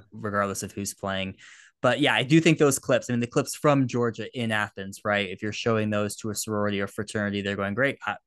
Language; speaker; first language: English; native; English